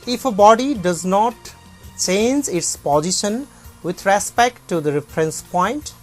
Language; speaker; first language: English; non-native, local second language; Nepali